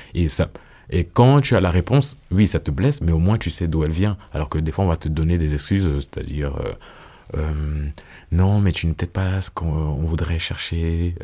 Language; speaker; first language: French; early bilingual, other home language; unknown